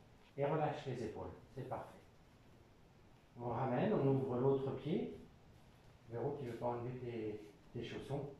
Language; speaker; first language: French; native; French